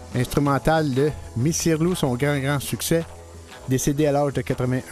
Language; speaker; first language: French; native; French